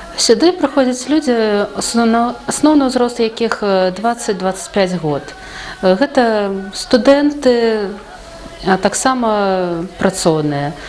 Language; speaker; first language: Belarusian; non-native, local second language; Russian